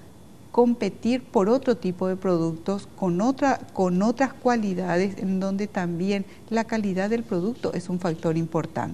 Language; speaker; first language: Spanish; native; Spanish